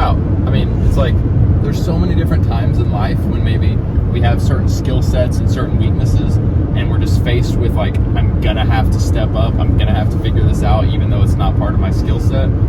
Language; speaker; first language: English; native; English